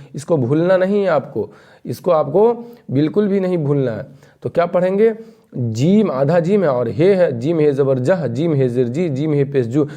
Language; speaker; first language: Hindi; native; Hindi